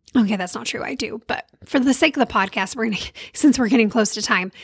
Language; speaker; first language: English; native; English